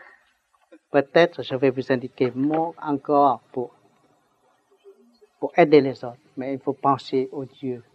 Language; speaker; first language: French; non-native, learner; Vietnamese